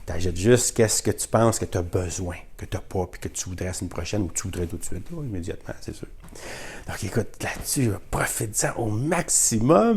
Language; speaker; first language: French; native; French